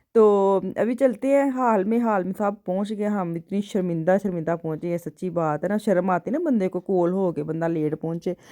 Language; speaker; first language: Urdu; non-native, local second language; Punjabi